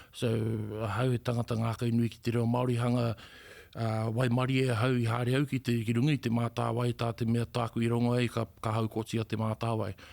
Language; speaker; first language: Māori; native; Māori